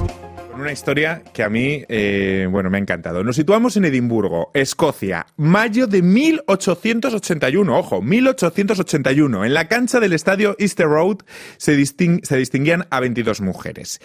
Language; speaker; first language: Spanish; native; Spanish